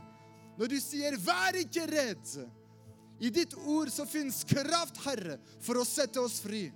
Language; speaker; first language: Norwegian; non-native, fluent; French